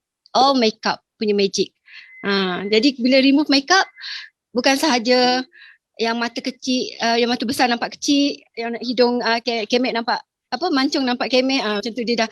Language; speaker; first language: Malay; native; Malay